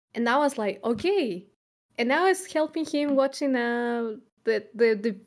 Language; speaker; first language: English; non-native, fluent; Spanish